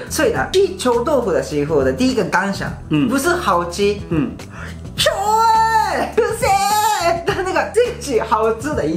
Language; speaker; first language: Chinese; non-native, fluent; Japanese